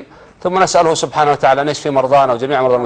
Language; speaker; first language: Arabic; native; Arabic